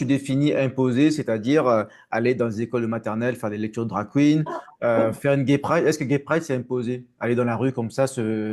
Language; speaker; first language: French; native; French